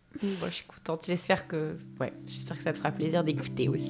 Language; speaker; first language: French; native; French